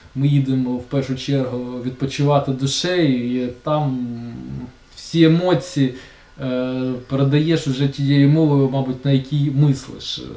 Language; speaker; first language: Ukrainian; non-native, local second language; Russian